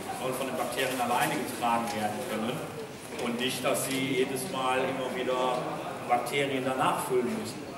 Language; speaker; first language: German; native; German